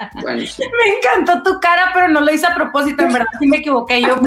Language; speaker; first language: Spanish; native; Spanish